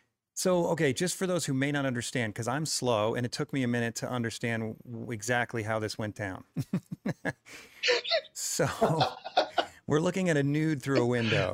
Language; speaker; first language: English; native; English